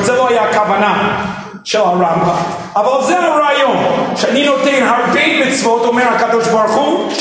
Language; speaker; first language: Hebrew; non-native, fluent; English